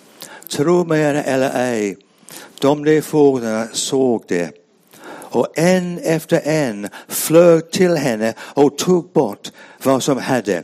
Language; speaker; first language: Swedish; non-native, fluent; English